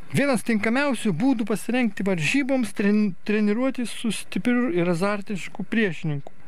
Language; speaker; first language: Lithuanian; native; Lithuanian